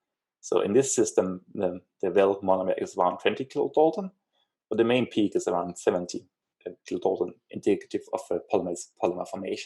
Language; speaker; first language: English; non-native, fluent; Danish